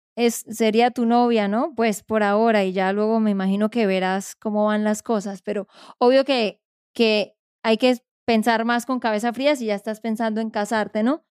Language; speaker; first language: Spanish; native; Spanish